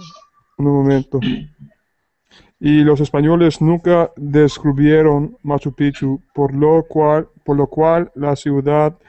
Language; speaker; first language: Spanish; non-native, learner; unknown